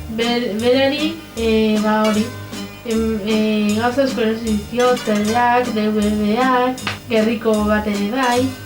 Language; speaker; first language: Basque; non-native, local second language; Spanish